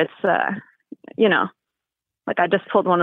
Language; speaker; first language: English; native; English